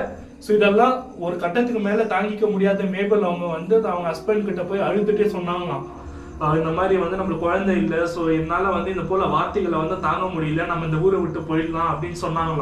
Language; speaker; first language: Tamil; native; Tamil